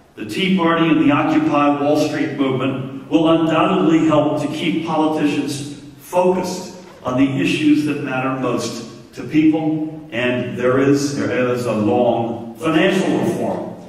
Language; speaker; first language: English; native; English